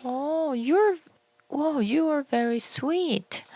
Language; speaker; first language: English; non-native, learner; Korean